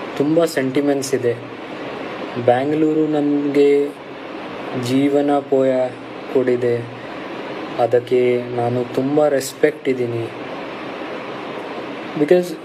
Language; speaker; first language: Kannada; non-native, local second language; Hindi